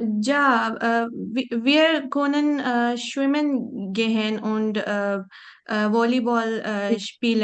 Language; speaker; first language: German; non-native, learner; Urdu